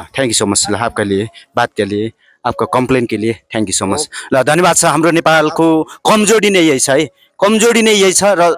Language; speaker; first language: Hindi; non-native, learner; Nepali